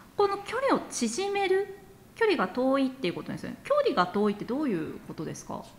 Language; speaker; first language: Japanese; native; Japanese